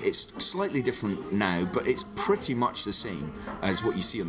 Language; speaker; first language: English; native; English